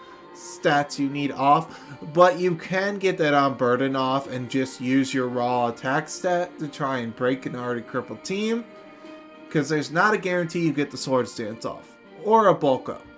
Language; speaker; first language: English; native; English